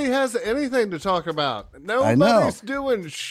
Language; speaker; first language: English; native; English